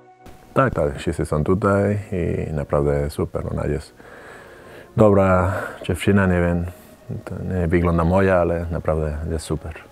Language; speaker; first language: Polish; non-native, learner; Spanish